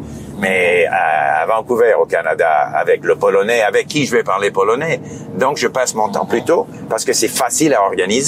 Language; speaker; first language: French; non-native, fluent; English